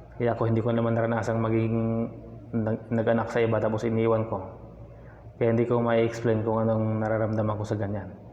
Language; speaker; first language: Filipino; native; Filipino